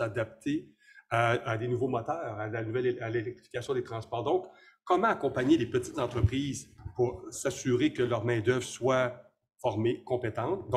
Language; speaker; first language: French; native; French